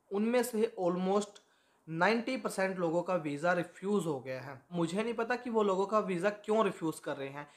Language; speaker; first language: Hindi; native; Hindi